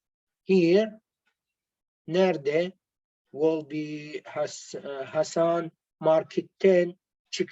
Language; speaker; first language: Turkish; non-native, learner; Arabic